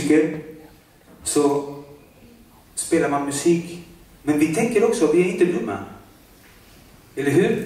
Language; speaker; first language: Swedish; non-native, fluent; Spanish